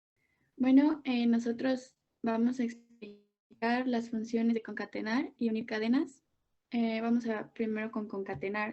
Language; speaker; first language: Spanish; native; Spanish